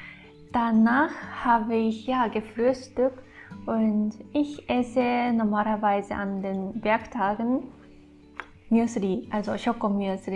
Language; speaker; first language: German; non-native, fluent; Japanese